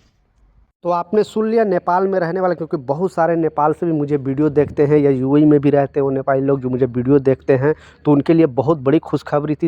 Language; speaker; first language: Hindi; native; Hindi